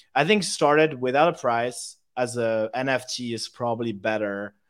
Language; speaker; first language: English; non-native, fluent; French